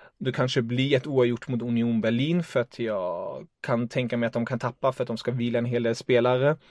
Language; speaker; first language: Swedish; non-native, fluent; German